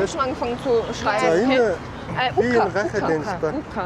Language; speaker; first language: German; non-native, fluent; Mongolian